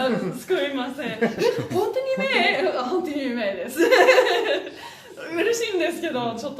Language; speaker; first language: Japanese; non-native, learner; English